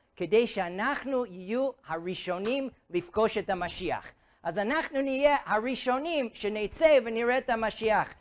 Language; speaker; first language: Hebrew; non-native, fluent; English